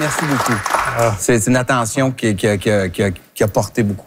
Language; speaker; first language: French; native; French